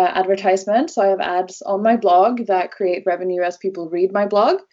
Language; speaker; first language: English; non-native, fluent; Norwegian